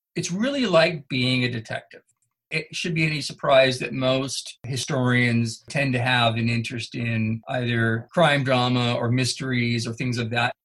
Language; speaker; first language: English; native; English